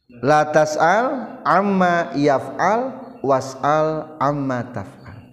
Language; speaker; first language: Arabic; non-native, learner; Indonesian